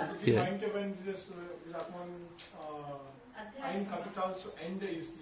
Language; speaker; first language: German; non-native, learner; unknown